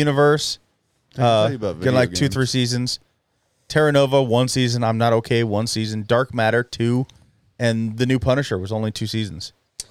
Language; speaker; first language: English; native; English